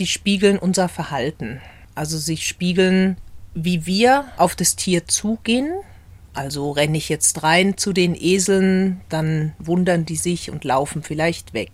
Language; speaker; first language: German; native; German